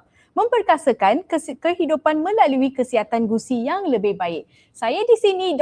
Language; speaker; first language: Malay; native; Malay